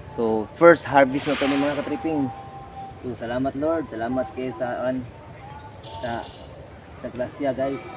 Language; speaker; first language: Filipino; non-native, local second language; Cebuano